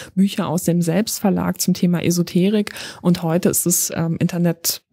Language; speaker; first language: German; non-native, fluent; Polish